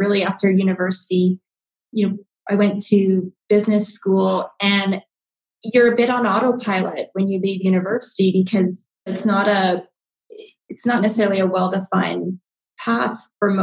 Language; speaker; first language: English; native; English